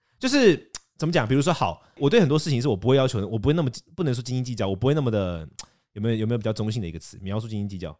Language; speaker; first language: Chinese; native; Chinese